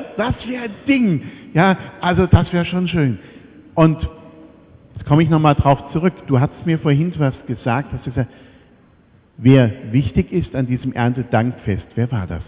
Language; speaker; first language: German; native; German